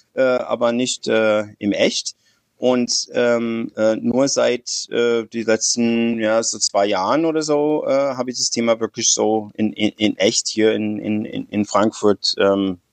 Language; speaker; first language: German; non-native, fluent; English